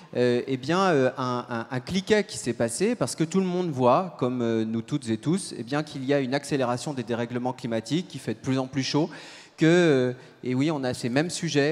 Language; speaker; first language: French; native; French